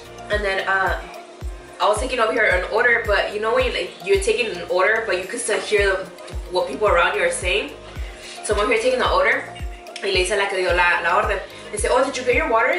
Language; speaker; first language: English; early bilingual, other home language; Spanish